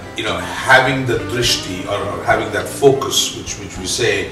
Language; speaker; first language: English; non-native, local second language; Punjabi